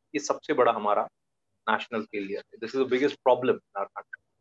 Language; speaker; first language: Hindi; non-native, local second language; Marathi